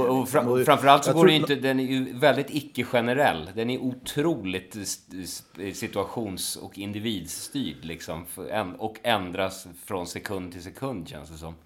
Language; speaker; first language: Swedish; native; Swedish